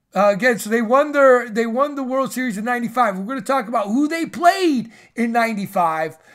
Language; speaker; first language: English; native; English